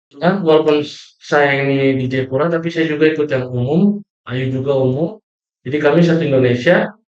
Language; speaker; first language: Indonesian; native; Indonesian